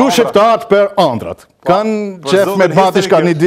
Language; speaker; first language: Albanian; non-native, learner; German